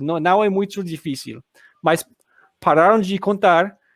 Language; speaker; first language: Portuguese; non-native, learner; English